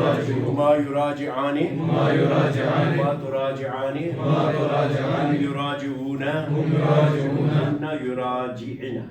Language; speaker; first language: Arabic; non-native, fluent; Urdu